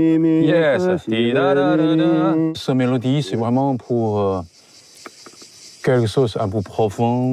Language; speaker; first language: French; non-native, learner; Chinese